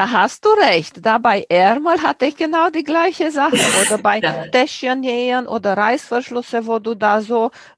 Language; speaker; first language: German; non-native, fluent; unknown